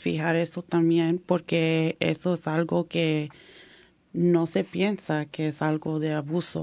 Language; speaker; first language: Spanish; early bilingual, heritage; Spanish